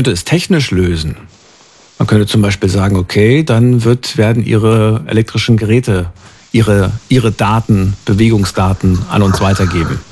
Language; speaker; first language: German; native; German